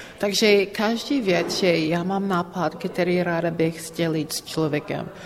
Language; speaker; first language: Czech; non-native, learner; English